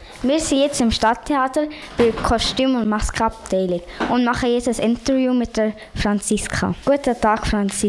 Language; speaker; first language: German; native; German